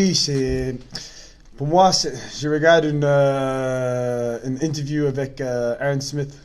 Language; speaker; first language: French; non-native, learner; English